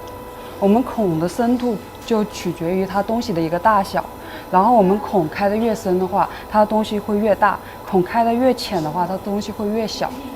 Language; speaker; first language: Chinese; native; Chinese